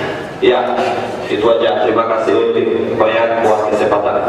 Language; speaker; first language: Indonesian; non-native, fluent; Portuguese